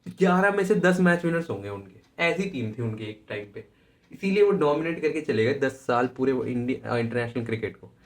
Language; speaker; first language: Hindi; native; Hindi